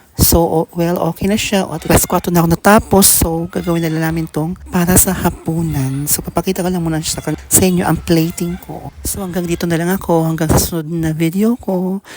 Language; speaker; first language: Filipino; native; Filipino